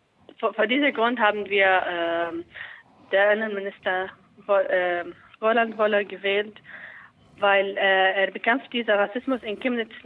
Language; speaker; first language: German; non-native, learner; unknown